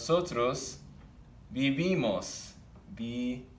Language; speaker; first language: Spanish; non-native, fluent; English